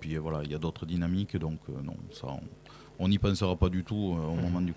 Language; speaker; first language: French; native; French